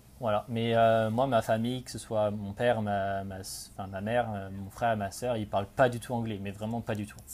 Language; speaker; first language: French; native; French